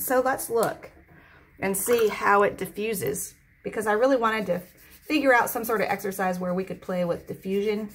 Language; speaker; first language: English; native; English